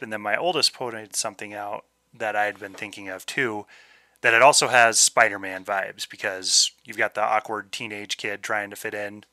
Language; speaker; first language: English; native; English